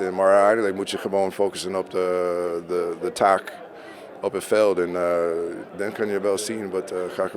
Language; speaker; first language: Dutch; non-native, learner; English